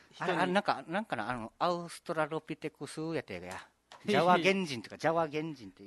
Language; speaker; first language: Japanese; native; Japanese